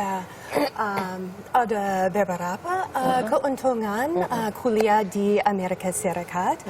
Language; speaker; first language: Indonesian; non-native, fluent; English